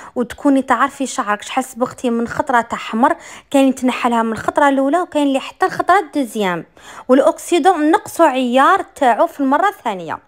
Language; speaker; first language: Arabic; native; Arabic